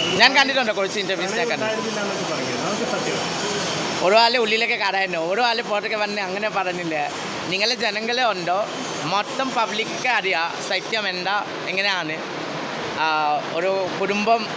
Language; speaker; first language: Malayalam; non-native, fluent; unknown